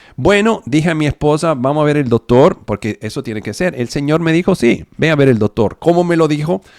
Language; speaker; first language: Spanish; non-native, fluent; Italian